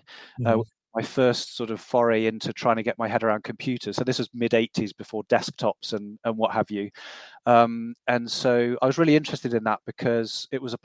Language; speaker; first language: English; native; English